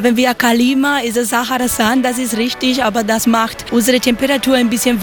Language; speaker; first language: German; non-native, learner; Spanish